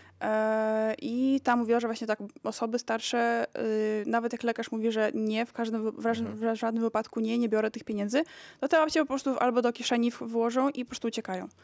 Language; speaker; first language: Polish; early bilingual, heritage; Polish